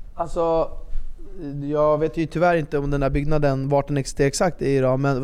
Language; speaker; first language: Swedish; early bilingual, other home language; Persian